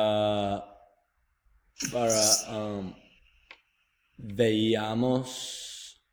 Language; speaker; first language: Spanish; non-native, learner; English